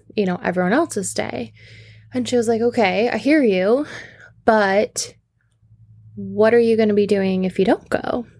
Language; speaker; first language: English; native; English